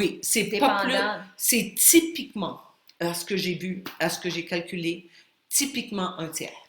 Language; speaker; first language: French; non-native, fluent; Spanish